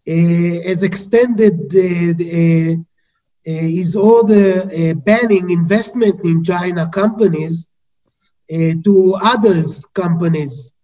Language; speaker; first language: English; non-native, fluent; Hebrew